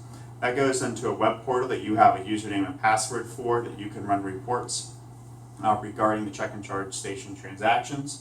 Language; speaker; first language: English; native; English